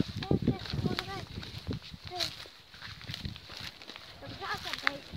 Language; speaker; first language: Indonesian; non-native, local second language; Javanese